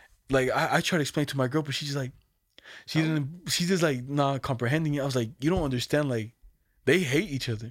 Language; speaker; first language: English; native; English